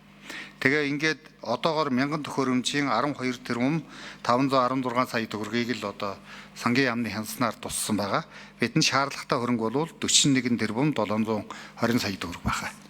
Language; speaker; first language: Mongolian; native; Mongolian